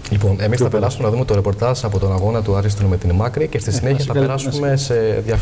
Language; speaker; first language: Greek; native; Greek